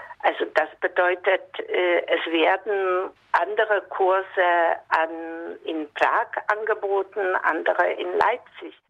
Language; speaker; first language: German; non-native, fluent; Polish